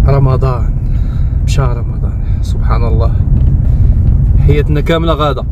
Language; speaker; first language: Arabic; native; Arabic